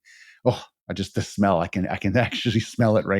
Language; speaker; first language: English; native; English